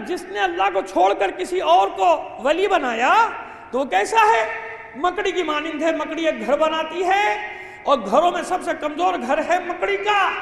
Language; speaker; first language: Urdu; native; Urdu